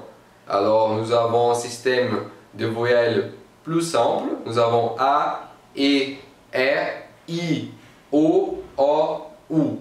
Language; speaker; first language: French; non-native, fluent; Portuguese